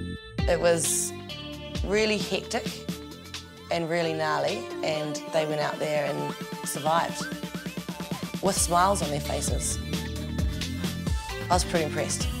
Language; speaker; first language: English; native; English